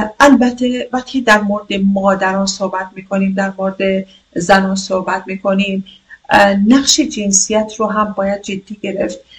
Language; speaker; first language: Persian; non-native, local second language; Kurdish